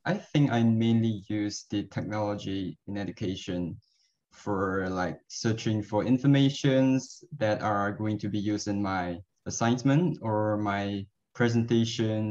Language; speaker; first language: English; non-native, local second language; Cantonese